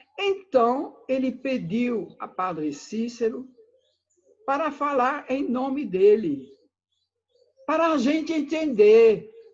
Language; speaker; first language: Portuguese; non-native, fluent; French